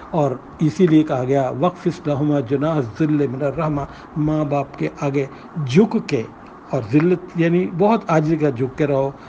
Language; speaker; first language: Urdu; non-native, local second language; Punjabi